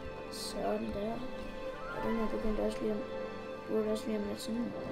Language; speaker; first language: Danish; native; Danish